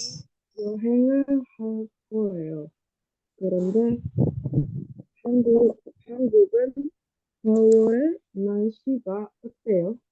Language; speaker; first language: Korean; non-native, learner; Indonesian